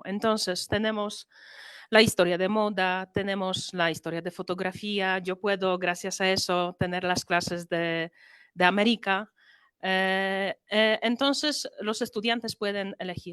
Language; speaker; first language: Spanish; non-native, fluent; Polish